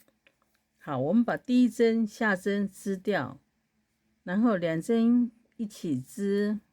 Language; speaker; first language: Chinese; native; Chinese